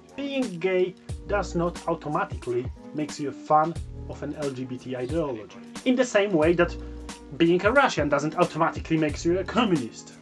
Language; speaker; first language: English; non-native, fluent; Polish